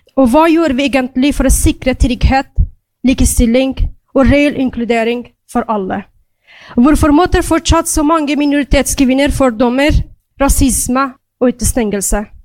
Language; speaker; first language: Norwegian; non-native, fluent; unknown